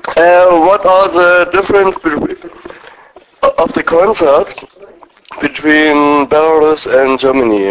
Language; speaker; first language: English; non-native, learner; German